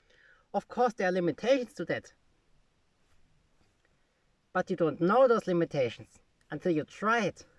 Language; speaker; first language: English; non-native, fluent; German